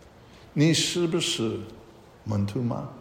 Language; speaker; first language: Chinese; non-native, fluent; English